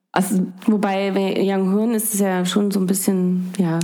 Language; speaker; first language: German; native; German